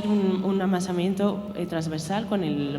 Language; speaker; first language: Spanish; native; Spanish